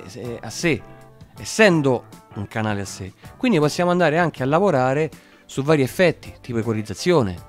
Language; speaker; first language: Italian; native; Italian